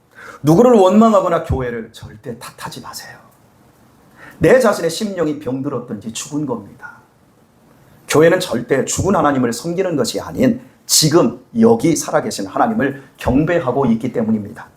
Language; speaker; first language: Korean; native; Korean